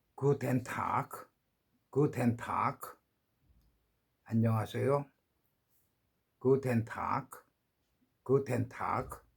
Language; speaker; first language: German; non-native, learner; Korean